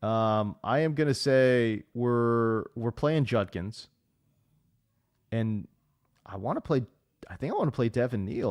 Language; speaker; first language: English; native; English